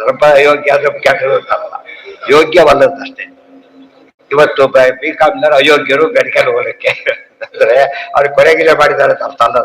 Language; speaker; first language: Kannada; native; Kannada